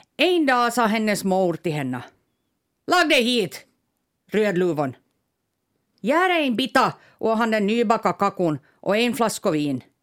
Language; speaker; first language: Swedish; native; Swedish